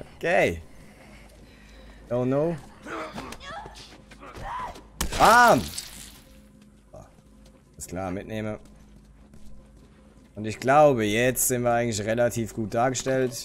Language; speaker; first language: German; native; German